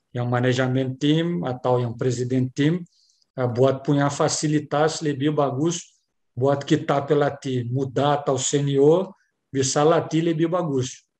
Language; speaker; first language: Indonesian; non-native, learner; Portuguese